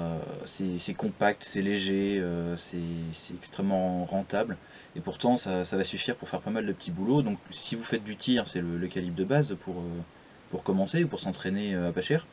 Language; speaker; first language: French; native; French